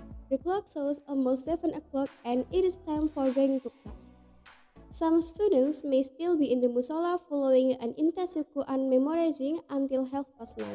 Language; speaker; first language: English; non-native, fluent; Indonesian